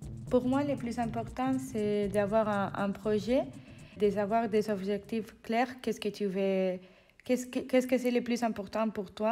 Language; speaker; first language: French; non-native, fluent; Spanish